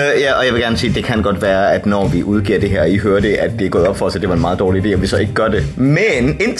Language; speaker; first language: Danish; native; Danish